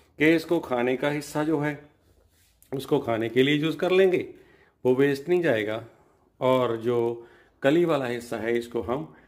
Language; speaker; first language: Hindi; non-native, local second language; Punjabi